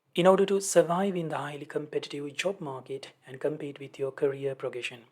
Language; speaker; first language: English; non-native, local second language; Sinhala